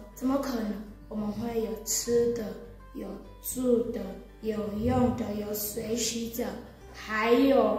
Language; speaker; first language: Chinese; non-native, learner; Southern Sotho